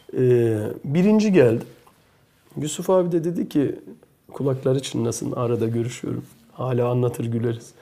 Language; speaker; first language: Turkish; early bilingual, heritage; Turkish